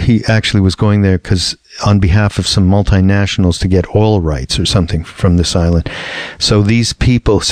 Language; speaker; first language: English; native; English